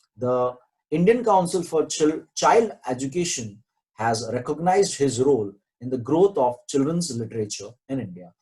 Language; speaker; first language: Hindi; non-native, local second language; Marathi